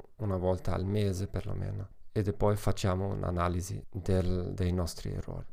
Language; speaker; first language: Italian; non-native, learner; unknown